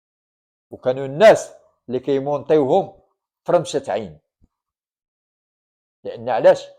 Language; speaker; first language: Arabic; native; Arabic